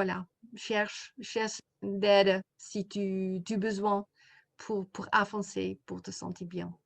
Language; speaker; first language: French; non-native, fluent; Dutch